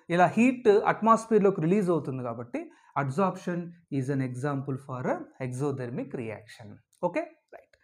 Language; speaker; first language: English; non-native, local second language; Telugu